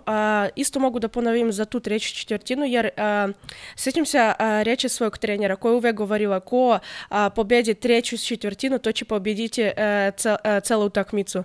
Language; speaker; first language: Serbian; non-native, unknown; Russian